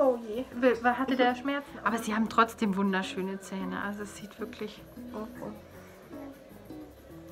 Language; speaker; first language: German; native; German